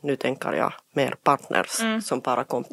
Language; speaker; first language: Swedish; non-native, fluent; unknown